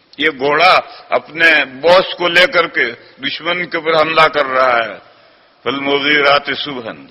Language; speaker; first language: Urdu; non-native, local second language; Gujarati